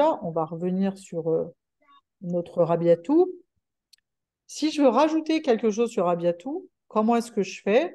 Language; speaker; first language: French; native; French